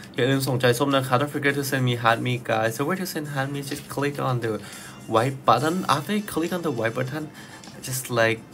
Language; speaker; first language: English; non-native, learner; Thai